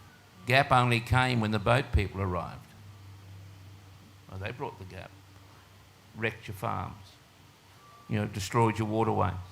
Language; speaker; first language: English; native; English